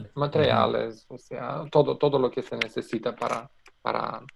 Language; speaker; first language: Spanish; non-native, fluent; Macedonian